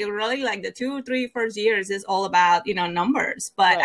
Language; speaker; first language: English; non-native, fluent; Spanish